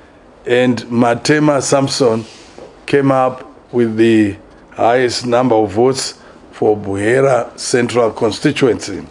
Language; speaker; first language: English; non-native, local second language; Shona